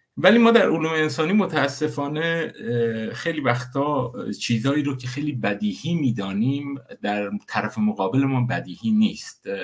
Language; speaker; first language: Persian; non-native, local second language; Kurdish